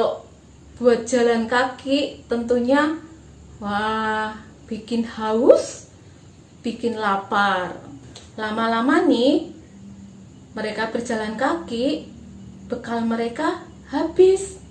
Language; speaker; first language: Indonesian; native; Indonesian